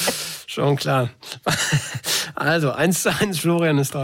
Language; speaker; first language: German; native; German